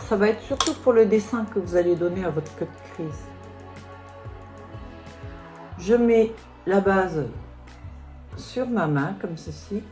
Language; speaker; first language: French; native; French